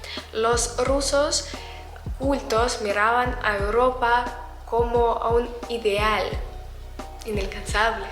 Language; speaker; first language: Spanish; non-native, fluent; Russian